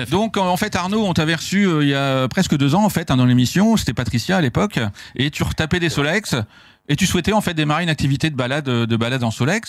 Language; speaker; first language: French; native; French